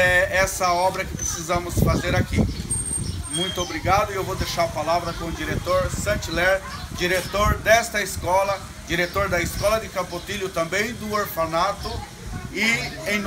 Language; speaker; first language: Portuguese; native; Portuguese